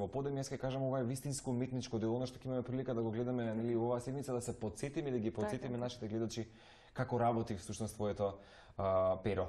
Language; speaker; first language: Macedonian; native; Macedonian